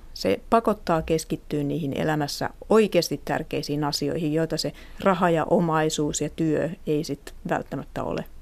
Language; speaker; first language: Finnish; native; Finnish